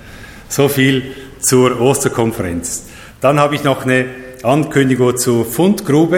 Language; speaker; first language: German; native; German